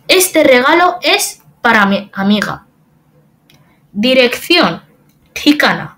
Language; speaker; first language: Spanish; non-native, fluent; Bangla